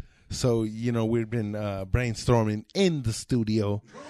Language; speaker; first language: English; native; English